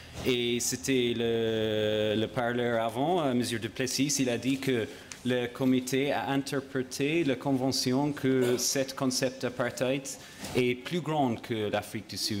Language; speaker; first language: French; non-native, fluent; English